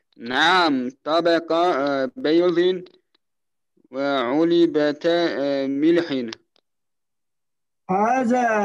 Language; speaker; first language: Arabic; non-native, learner; Turkish